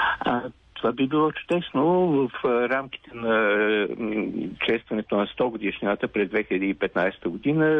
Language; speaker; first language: Bulgarian; native; Bulgarian